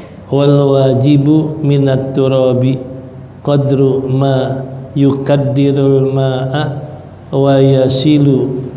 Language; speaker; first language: Arabic; non-native, fluent; Indonesian